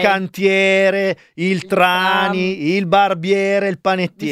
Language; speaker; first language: Italian; native; Italian